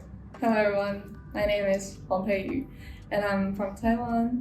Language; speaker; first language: English; non-native, fluent; Chinese